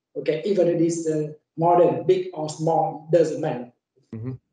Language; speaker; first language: English; non-native, fluent; Vietnamese